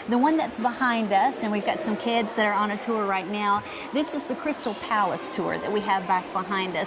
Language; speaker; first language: English; native; English